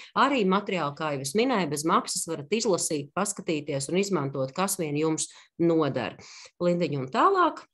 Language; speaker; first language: Latvian; native; Latvian